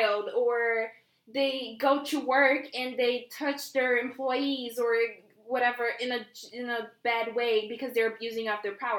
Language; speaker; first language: English; non-native, fluent; Portuguese